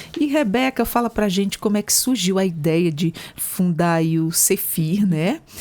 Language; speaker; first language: Portuguese; native; Portuguese